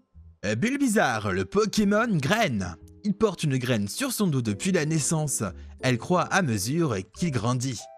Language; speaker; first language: French; native; French